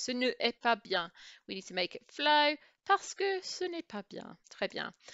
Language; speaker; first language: French; non-native, fluent; English